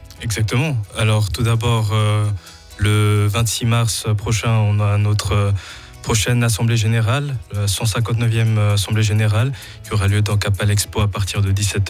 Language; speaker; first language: French; native; French